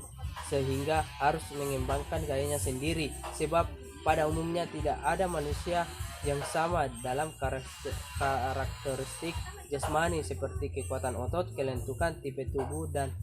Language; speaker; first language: Indonesian; native; Indonesian